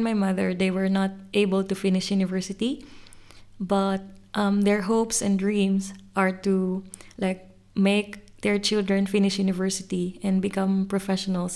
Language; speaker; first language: English; non-native, local second language; Cebuano